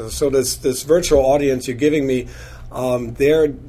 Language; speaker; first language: English; non-native, fluent; German